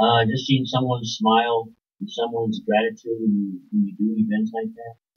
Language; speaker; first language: English; early bilingual, other home language; Spanish